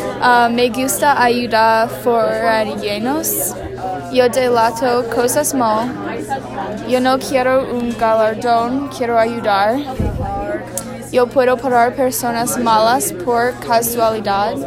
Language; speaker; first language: Spanish; non-native, learner; English